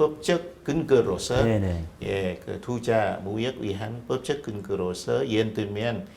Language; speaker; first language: Korean; non-native, fluent; Vietnamese